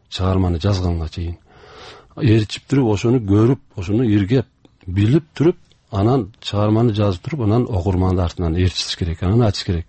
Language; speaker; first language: Kyrgyz; early bilingual, heritage; Kyrgyz